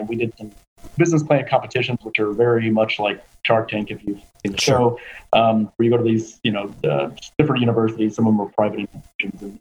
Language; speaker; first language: English; native; English